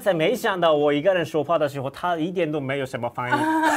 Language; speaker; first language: Chinese; non-native, fluent; Japanese